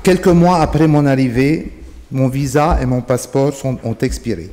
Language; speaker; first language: French; non-native, fluent; Arabic